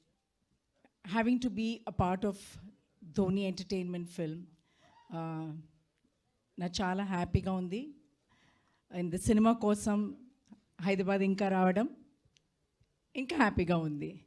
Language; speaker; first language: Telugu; non-native, learner; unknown